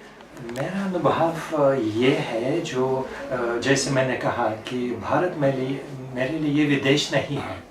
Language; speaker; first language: Hindi; non-native, fluent; Russian